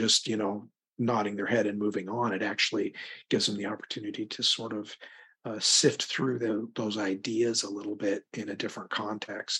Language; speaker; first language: English; native; English